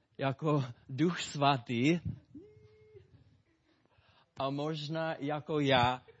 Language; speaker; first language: Czech; non-native, fluent; English